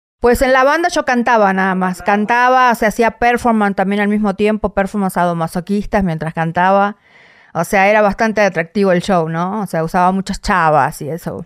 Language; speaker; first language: Spanish; native; Spanish